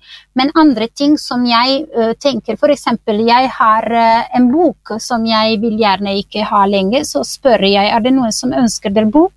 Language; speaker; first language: Norwegian; non-native, fluent; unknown